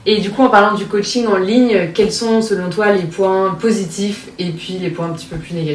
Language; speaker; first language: French; native; French